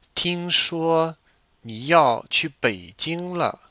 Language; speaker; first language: Chinese; non-native, fluent; English